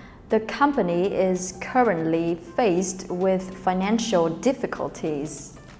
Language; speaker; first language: English; non-native, fluent; Vietnamese